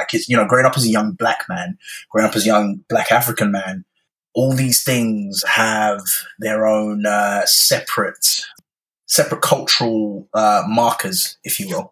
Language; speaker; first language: English; native; English